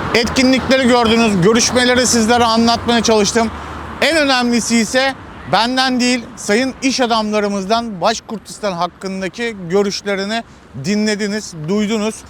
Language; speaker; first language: Turkish; native; Turkish